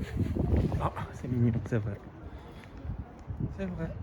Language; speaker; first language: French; non-native, learner; Japanese